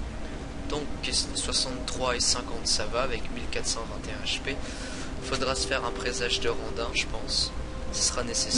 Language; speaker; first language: French; native; French